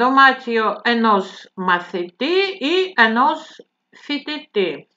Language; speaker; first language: Greek; non-native, fluent; Russian